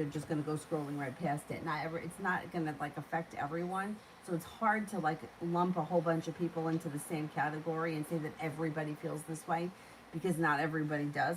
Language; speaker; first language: English; native; English